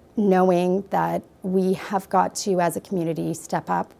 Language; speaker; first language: English; native; English